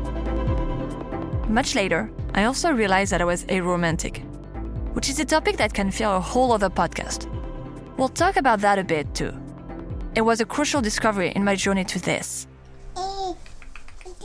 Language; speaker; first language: English; non-native, fluent; French